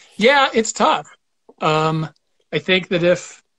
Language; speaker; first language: English; native; English